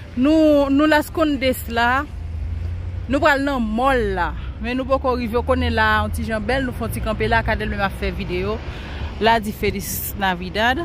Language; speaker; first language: French; non-native, local second language; Haitian Creole